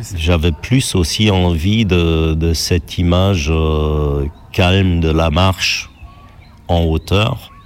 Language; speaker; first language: French; non-native, fluent; German